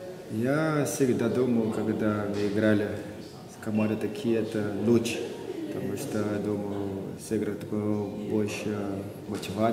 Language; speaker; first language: Russian; non-native, learner; Portuguese